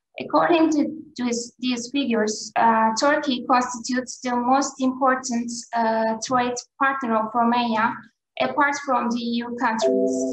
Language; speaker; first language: English; non-native, fluent; Turkish